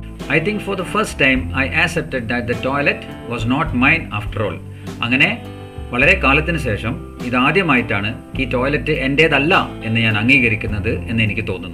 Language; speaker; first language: Malayalam; native; Malayalam